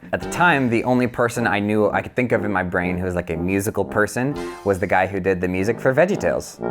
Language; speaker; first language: English; native; English